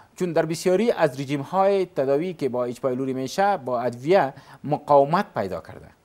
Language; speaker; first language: Persian; native; Persian